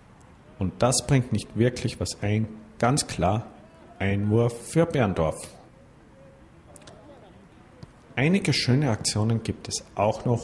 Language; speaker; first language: German; native; German